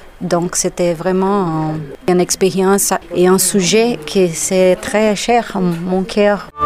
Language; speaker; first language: French; non-native, learner; Portuguese